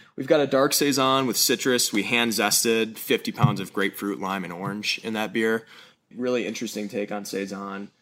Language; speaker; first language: English; native; English